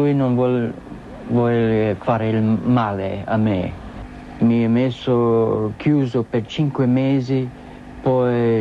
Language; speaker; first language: Italian; non-native, learner; English